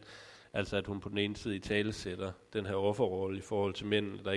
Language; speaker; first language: Danish; native; Danish